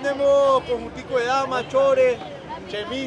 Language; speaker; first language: Spanish; native; Spanish